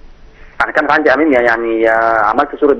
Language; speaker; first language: Arabic; native; Arabic